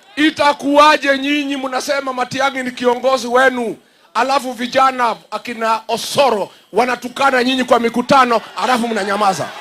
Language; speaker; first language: Swahili; non-native, local second language; Kikuyu